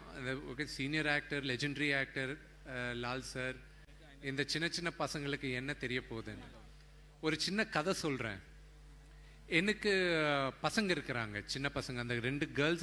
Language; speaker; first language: Tamil; non-native, fluent; Telugu